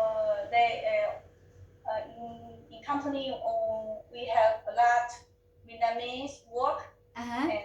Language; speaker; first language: English; non-native, learner; Chinese